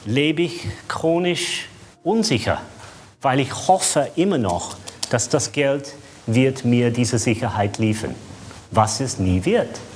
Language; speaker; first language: German; non-native, fluent; English